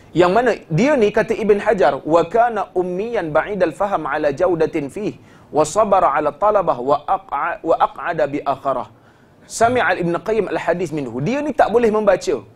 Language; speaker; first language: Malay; native; Malay